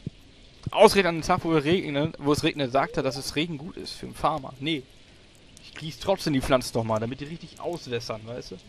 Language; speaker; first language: German; native; German